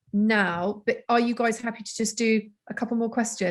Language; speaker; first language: English; native; English